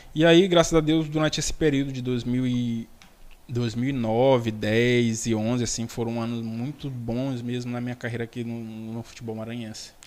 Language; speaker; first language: Portuguese; native; Portuguese